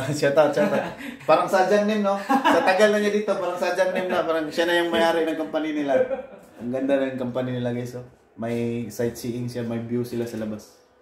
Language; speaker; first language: Filipino; non-native, local second language; Cebuano